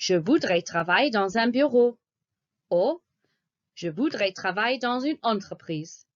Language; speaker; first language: French; non-native, fluent; English